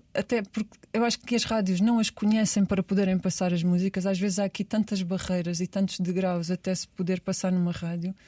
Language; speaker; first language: Portuguese; native; Portuguese